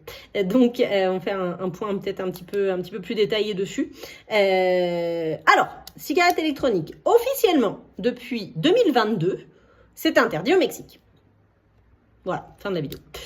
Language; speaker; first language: French; native; French